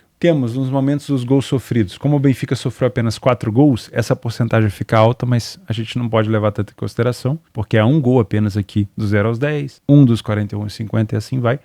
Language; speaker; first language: Portuguese; native; Portuguese